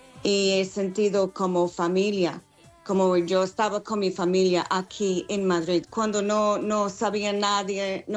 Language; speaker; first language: Spanish; non-native, fluent; English